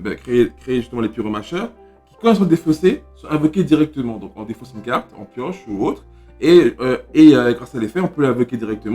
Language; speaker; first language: French; native; French